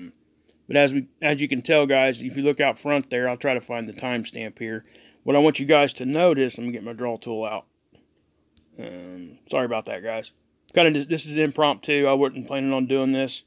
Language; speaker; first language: English; native; English